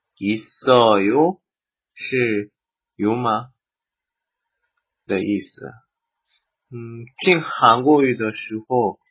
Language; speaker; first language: Chinese; non-native, learner; Korean